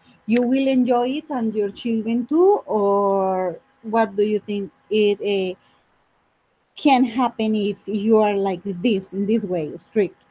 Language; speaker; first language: English; non-native, fluent; Spanish